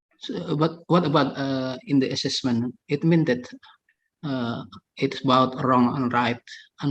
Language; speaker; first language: English; non-native, fluent; Indonesian